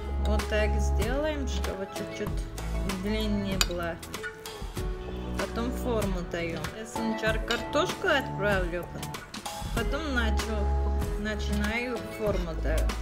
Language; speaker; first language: Russian; non-native, learner; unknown